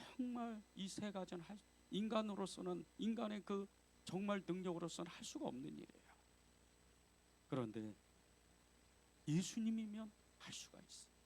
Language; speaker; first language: Korean; native; Korean